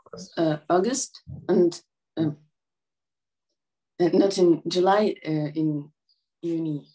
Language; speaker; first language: English; non-native, learner; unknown